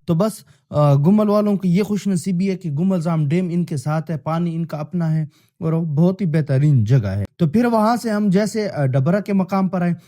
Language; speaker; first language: Urdu; non-native, local second language; Pashto